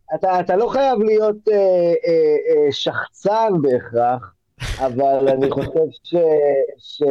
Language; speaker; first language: Hebrew; native; Hebrew